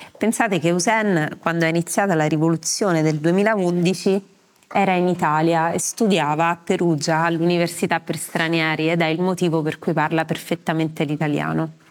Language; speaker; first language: Italian; native; Italian